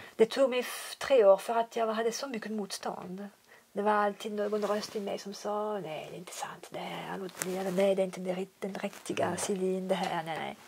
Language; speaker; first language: Swedish; non-native, fluent; French